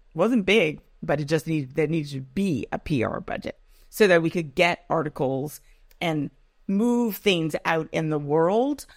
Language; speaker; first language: English; non-native, local second language; Yoruba